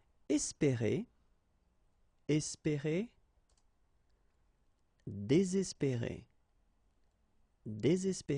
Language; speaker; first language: French; native; French